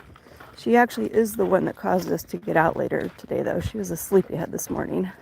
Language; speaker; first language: English; native; English